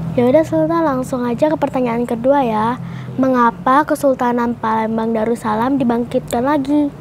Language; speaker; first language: Indonesian; native; Indonesian